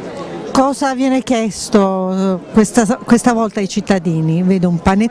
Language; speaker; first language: Italian; native; Italian